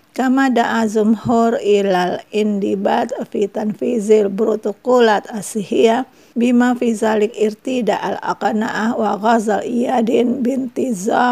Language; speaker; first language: Arabic; non-native, learner; Indonesian